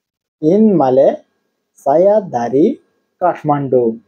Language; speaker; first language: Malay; non-native, learner; Nepali